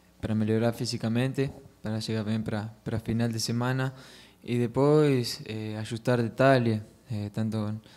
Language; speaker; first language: Portuguese; non-native, fluent; Spanish